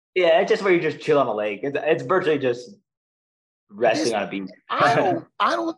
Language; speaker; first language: English; non-native, fluent; Portuguese